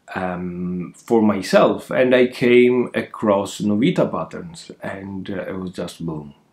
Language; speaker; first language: English; non-native, fluent; Italian